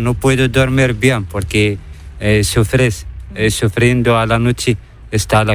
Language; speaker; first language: Spanish; non-native, learner; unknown